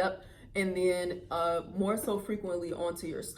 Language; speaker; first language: English; native; English